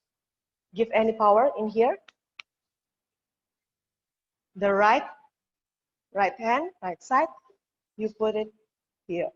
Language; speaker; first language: English; non-native, learner; Indonesian